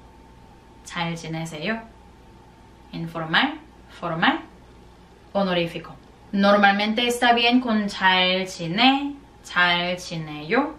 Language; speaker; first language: Spanish; non-native, fluent; Korean